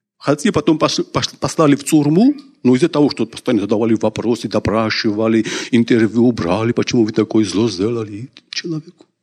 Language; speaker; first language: Russian; non-native, local second language; Georgian